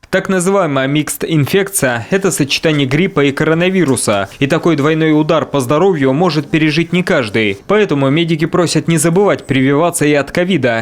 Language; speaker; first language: Russian; native; Russian